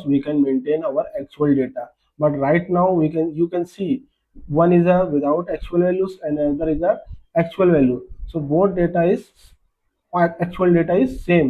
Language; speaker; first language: English; non-native, local second language; Hindi